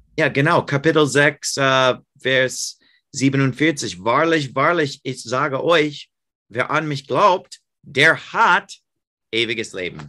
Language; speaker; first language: German; non-native, fluent; English